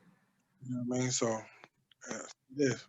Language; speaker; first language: English; native; English